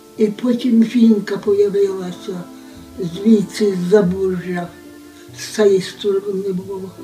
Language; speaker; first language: Ukrainian; native; Ukrainian